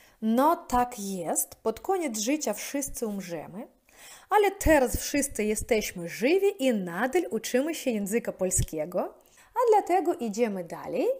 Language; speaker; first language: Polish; non-native, learner; Russian